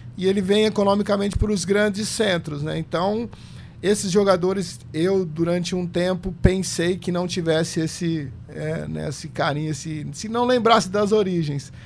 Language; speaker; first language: Portuguese; native; Portuguese